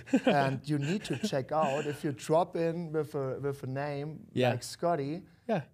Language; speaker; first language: English; non-native, learner; German